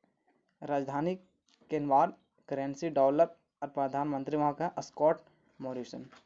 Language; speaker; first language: Hindi; native; Hindi